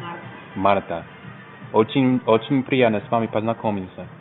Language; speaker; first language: Russian; non-native, learner; English